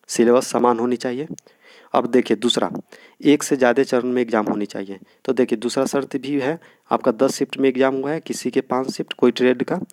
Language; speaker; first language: Hindi; native; Hindi